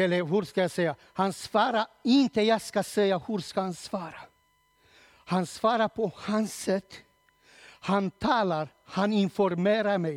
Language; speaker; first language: Swedish; non-native, learner; Romanian